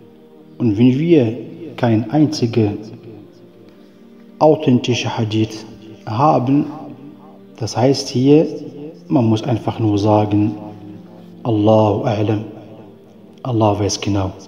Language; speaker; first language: German; non-native, fluent; Arabic